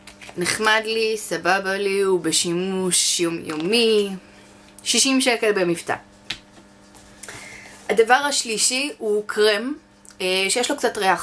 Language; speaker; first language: Hebrew; native; Hebrew